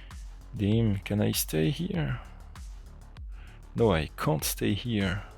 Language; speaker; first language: English; non-native, fluent; French